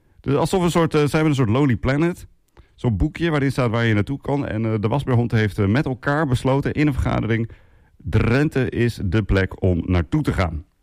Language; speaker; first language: Dutch; native; Dutch